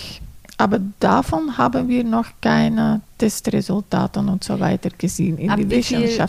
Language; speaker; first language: German; non-native, fluent; Dutch